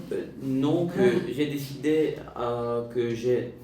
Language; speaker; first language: French; non-native, learner; Bulgarian